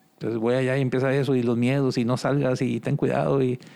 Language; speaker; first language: Spanish; native; Spanish